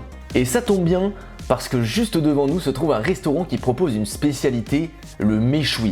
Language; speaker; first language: French; native; French